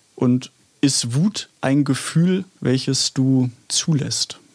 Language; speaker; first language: German; native; German